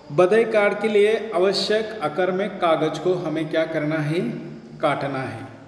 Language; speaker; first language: Hindi; non-native, local second language; Marathi